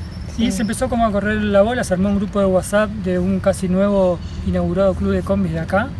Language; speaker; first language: Spanish; native; Spanish